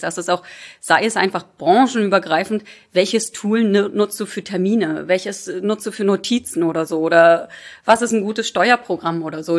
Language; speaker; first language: German; native; German